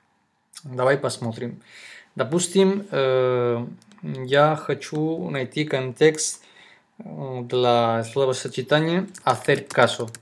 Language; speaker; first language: Russian; non-native, fluent; Spanish